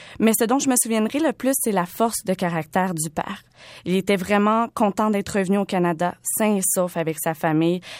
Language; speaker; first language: French; native; French